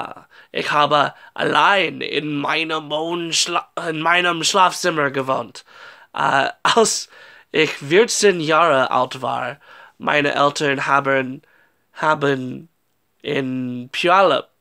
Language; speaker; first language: German; non-native, learner; English